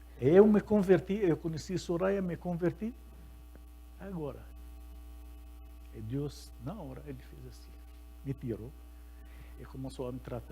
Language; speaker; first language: Portuguese; non-native, fluent; Arabic